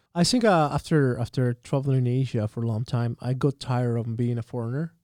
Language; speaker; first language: English; non-native, fluent; Spanish